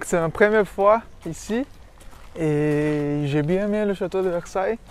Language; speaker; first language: French; non-native, fluent; Portuguese